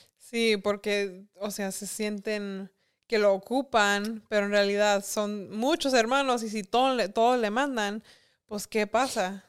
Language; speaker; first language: Spanish; early bilingual, heritage; Spanish